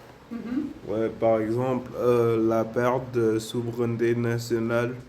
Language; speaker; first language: French; non-native, learner; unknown